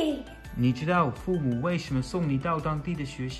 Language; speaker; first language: Chinese; non-native, fluent; Dutch